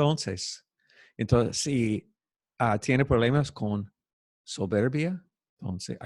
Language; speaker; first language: Spanish; non-native, fluent; English